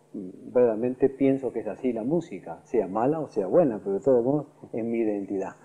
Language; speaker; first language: Spanish; native; Spanish